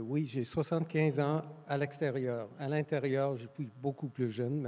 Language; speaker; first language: French; non-native, fluent; English